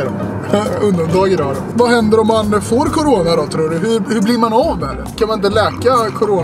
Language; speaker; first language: Swedish; native; Swedish